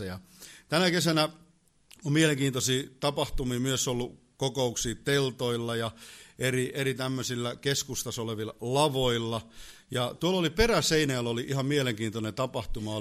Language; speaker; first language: Finnish; native; Finnish